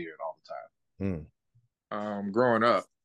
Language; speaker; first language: English; native; English